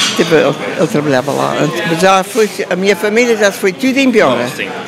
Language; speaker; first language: Portuguese; early bilingual, heritage; English